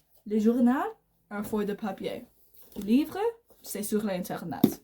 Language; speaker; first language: French; non-native, learner; English